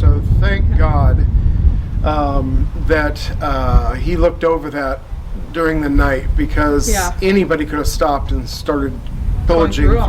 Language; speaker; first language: English; native; English